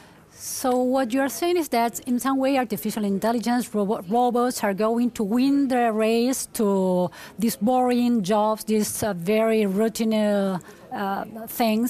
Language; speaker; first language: English; non-native, fluent; Spanish